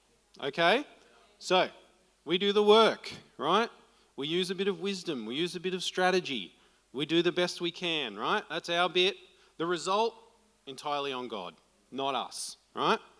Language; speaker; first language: English; native; English